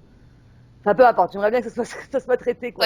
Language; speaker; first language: French; native; French